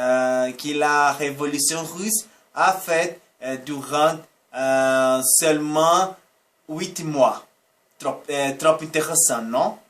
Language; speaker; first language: French; non-native, learner; Portuguese